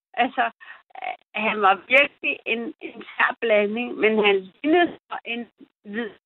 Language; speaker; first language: Danish; early bilingual, other home language; German